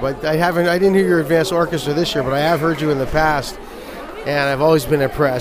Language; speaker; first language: English; native; English